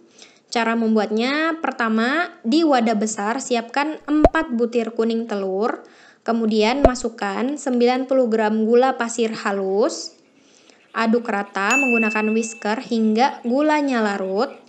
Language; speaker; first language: Indonesian; native; Indonesian